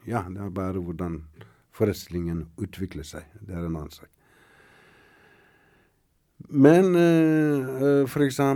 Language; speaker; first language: Norwegian; non-native, fluent; Persian